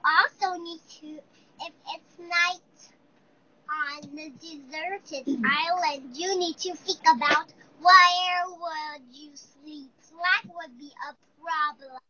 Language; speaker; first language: English; non-native, learner; Chinese